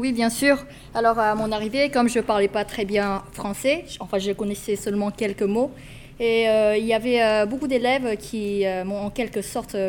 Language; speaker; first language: French; non-native, fluent; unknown